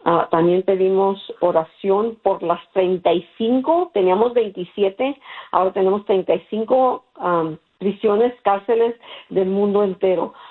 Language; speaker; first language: Spanish; early bilingual, heritage; Spanish